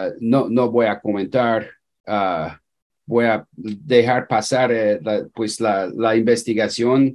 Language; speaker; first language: Spanish; non-native, fluent; English